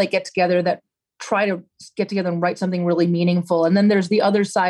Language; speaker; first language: English; native; English